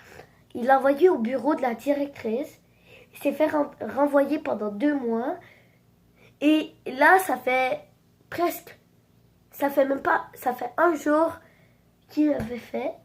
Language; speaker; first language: French; native; French